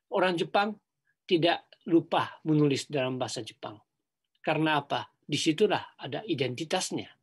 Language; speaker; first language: Indonesian; non-native, fluent; Japanese